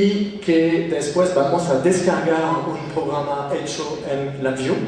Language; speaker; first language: Spanish; non-native, fluent; French